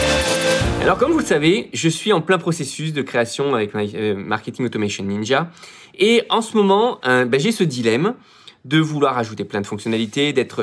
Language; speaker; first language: French; native; French